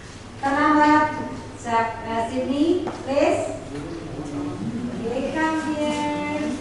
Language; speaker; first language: English; non-native, local second language; Indonesian